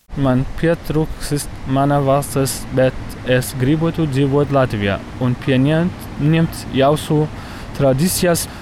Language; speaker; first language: Latvian; non-native, learner; Central Kurdish